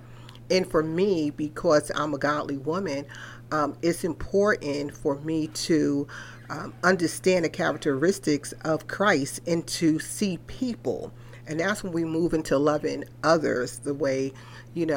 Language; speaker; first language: English; native; English